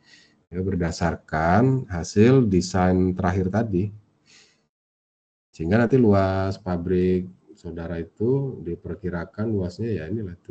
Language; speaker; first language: Indonesian; native; Indonesian